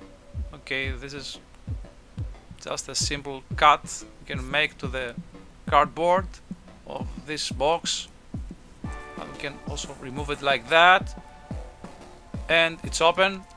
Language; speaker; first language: English; non-native, fluent; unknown